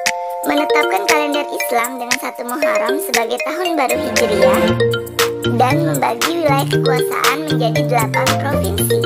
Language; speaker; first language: Indonesian; native; Indonesian